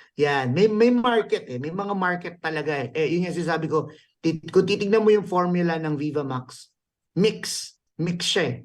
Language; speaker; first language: Filipino; native; Filipino